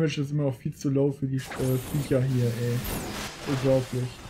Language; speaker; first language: German; native; German